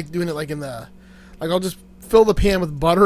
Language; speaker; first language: English; native; English